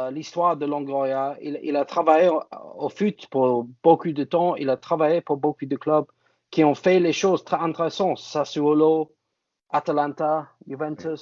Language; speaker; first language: French; non-native, fluent; English